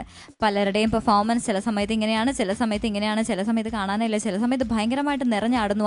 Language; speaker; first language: Malayalam; native; Malayalam